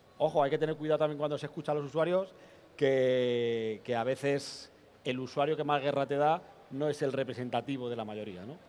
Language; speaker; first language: Spanish; native; Spanish